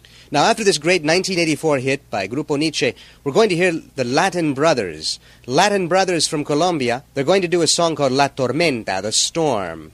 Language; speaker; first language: English; native; English